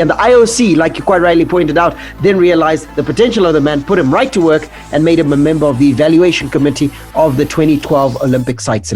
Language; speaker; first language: English; native; English